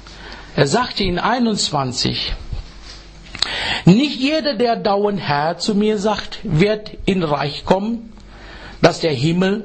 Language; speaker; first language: German; non-native, fluent; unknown